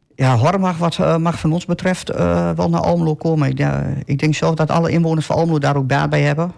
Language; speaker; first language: Dutch; native; Dutch